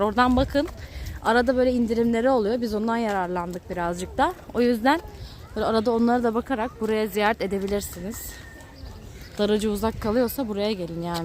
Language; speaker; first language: Turkish; native; Turkish